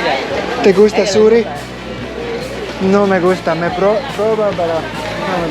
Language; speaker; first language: Spanish; non-native, learner; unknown